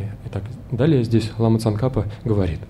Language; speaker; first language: Russian; native; Russian